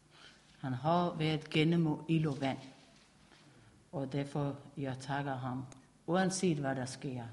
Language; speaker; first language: Danish; non-native, learner; Persian